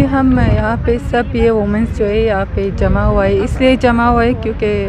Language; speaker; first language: Hindi; non-native, local second language; Persian